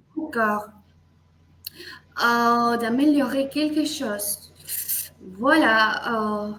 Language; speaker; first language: French; non-native, fluent; Spanish